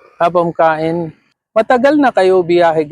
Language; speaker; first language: Filipino; non-native, learner; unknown